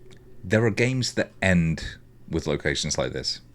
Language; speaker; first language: English; native; English